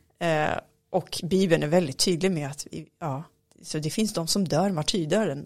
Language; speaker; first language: Swedish; early bilingual, other home language; Arabic